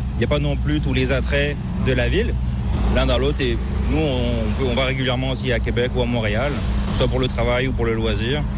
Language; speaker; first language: French; native; French